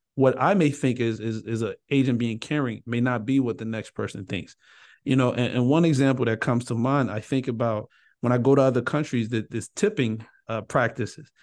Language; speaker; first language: English; early bilingual, other home language; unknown